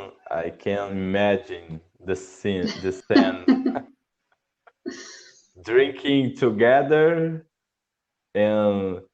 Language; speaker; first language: English; non-native, learner; Portuguese